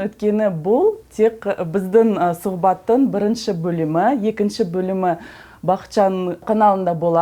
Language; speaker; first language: Kazakh; non-native, learner; Russian